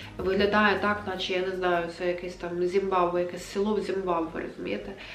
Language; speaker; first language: Ukrainian; non-native, local second language; Russian